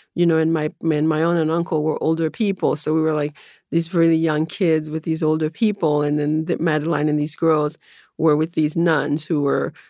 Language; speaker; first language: English; early bilingual, other home language; Haitian Creole